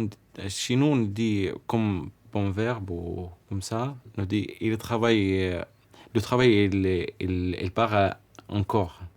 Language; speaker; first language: French; non-native, learner; Arabic